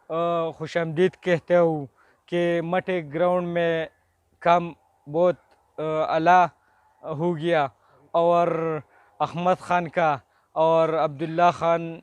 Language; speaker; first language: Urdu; non-native, local second language; Pashto